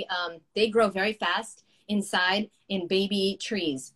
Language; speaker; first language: English; native; English